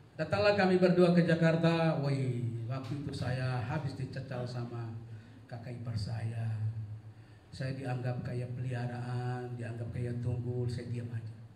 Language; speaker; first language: Indonesian; non-native, local second language; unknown